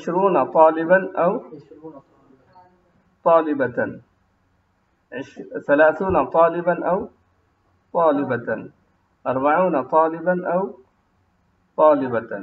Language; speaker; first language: Arabic; non-native, fluent; Urdu